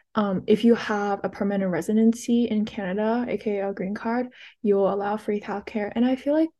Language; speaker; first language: English; early bilingual, other home language; Chinese